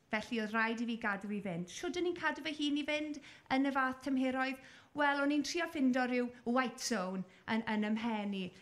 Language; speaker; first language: Welsh; native; Welsh